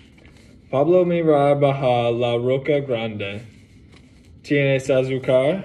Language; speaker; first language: Spanish; non-native, learner; English